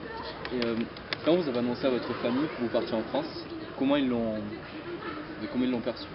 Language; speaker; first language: French; native; French